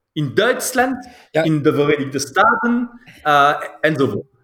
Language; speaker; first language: Dutch; non-native, local second language; French